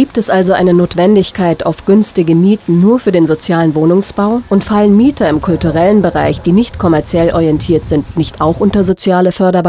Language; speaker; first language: German; native; German